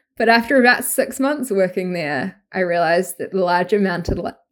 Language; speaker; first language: English; native; English